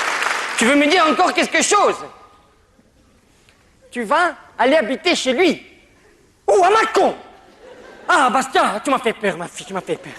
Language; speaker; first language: French; native; French